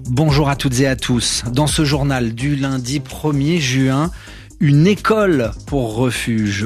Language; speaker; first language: French; native; French